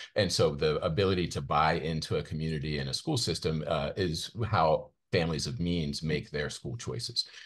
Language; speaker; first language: English; native; English